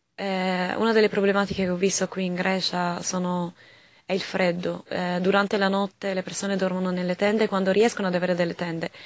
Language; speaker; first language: Italian; early bilingual, other home language; Arabic